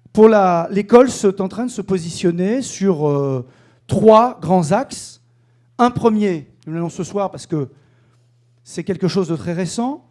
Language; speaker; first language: French; native; French